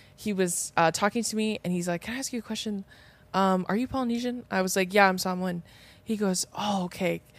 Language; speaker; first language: English; native; English